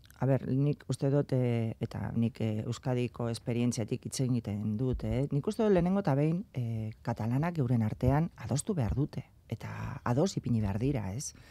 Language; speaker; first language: Basque; non-native, local second language; Spanish